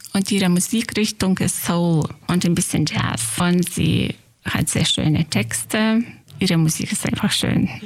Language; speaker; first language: German; non-native, fluent; Lithuanian